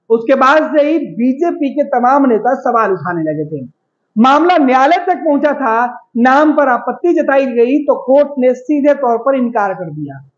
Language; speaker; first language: Hindi; native; Hindi